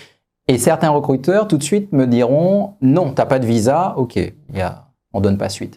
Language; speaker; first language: French; native; French